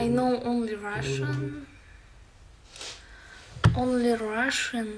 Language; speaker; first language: English; non-native, learner; Russian